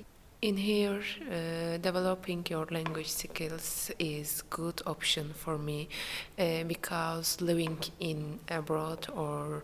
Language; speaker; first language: English; non-native, learner; Turkish